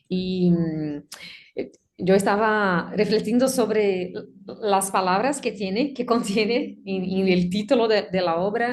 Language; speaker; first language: Spanish; non-native, learner; Portuguese